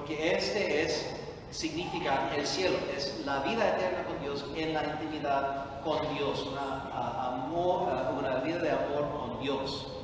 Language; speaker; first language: Spanish; non-native, fluent; English